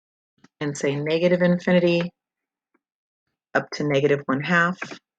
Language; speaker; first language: English; native; English